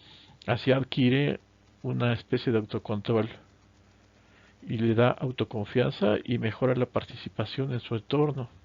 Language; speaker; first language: Spanish; native; Spanish